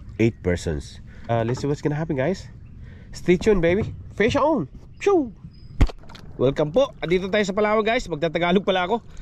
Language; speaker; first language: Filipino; non-native, local second language; Iloko